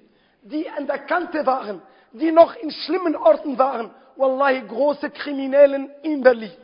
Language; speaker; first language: German; non-native, fluent; Arabic